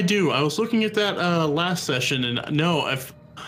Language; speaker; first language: English; native; English